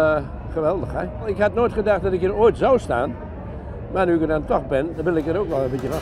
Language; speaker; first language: Dutch; native; Dutch